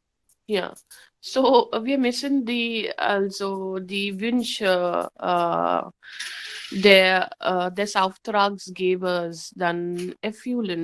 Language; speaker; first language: German; non-native, learner; Hindi